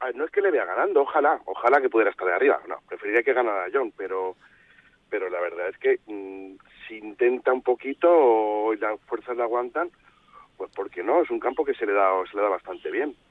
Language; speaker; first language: Spanish; native; Spanish